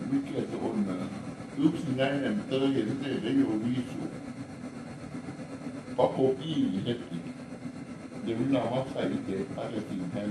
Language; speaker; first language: Finnish; non-native, learner; Thai